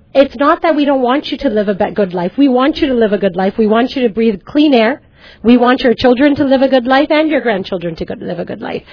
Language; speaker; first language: English; early bilingual, other home language; Punjabi